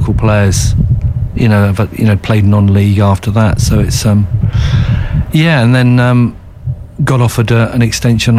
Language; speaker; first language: English; native; English